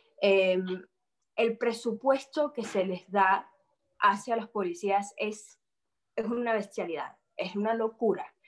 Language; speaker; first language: Spanish; native; Spanish